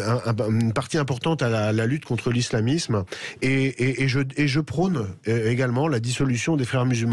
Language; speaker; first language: French; native; French